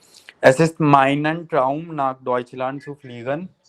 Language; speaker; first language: German; non-native, fluent; Hindi